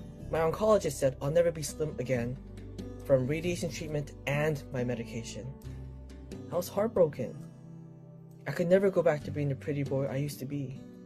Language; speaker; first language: English; early bilingual, other home language; Chinese